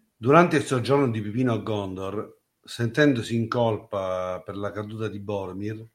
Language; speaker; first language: Italian; native; Italian